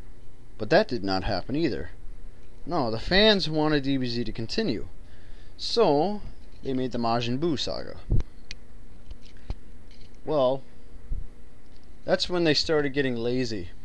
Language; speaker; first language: English; native; English